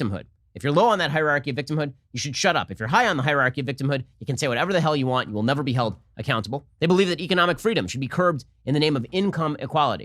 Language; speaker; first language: English; native; English